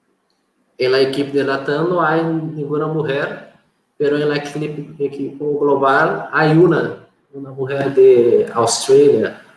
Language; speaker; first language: Spanish; non-native, fluent; Portuguese